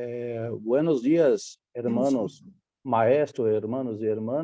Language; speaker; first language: Spanish; non-native, learner; Portuguese